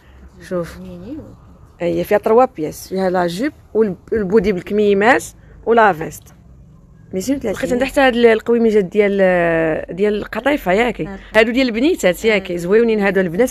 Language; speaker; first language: Arabic; native; Arabic